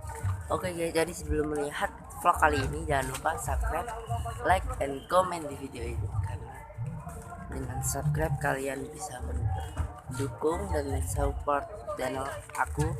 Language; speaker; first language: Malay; non-native, local second language; Javanese